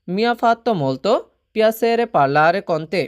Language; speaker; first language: Italian; non-native, fluent; Bangla